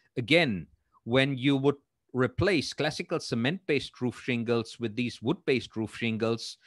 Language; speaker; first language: English; non-native, fluent; German